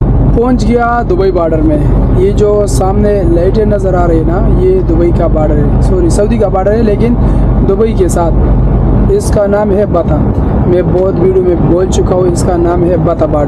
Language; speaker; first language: Hindi; non-native, local second language; Pashto